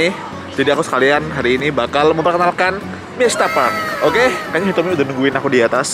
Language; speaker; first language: Indonesian; native; Indonesian